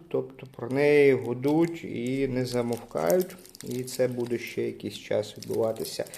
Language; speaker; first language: Ukrainian; non-native, local second language; Russian